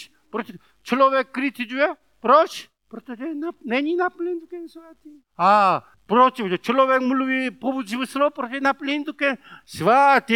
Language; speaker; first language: Czech; non-native, learner; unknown